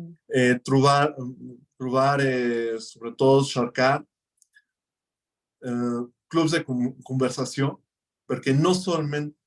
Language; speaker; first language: Catalan; non-native, fluent; Spanish